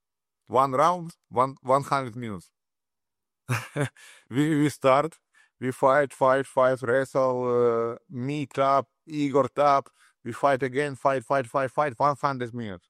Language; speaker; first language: English; non-native, learner; Russian